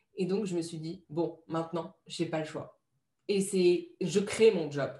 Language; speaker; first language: French; native; French